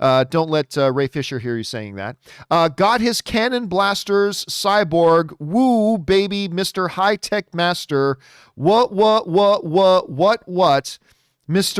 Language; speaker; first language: English; native; English